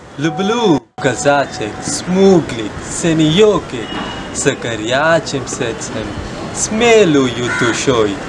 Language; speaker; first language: Russian; non-native, learner; Tamil